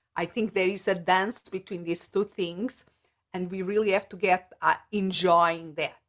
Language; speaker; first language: English; non-native, fluent; Portuguese